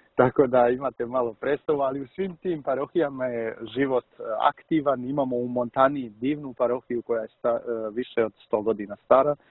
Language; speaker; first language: Serbian; early bilingual, heritage; Serbian